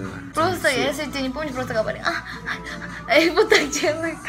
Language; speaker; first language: Russian; non-native, learner; Korean